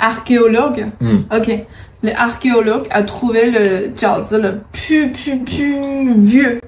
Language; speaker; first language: French; non-native, fluent; Chinese